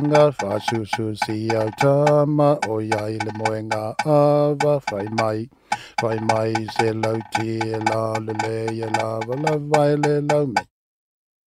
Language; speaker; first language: English; non-native, fluent; Samoan